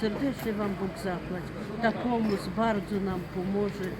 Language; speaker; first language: Polish; early bilingual, heritage; Polish